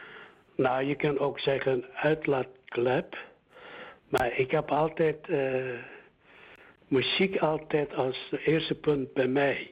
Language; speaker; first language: Dutch; early bilingual, other home language; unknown